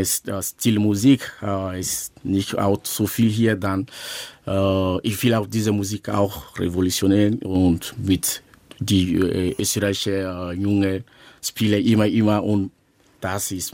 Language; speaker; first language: German; non-native, learner; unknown